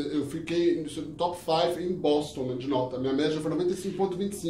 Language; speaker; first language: Portuguese; early bilingual, heritage; Portuguese